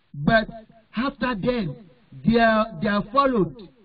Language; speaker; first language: English; non-native, local second language; Yoruba